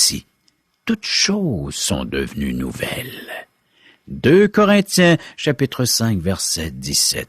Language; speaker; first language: French; native; French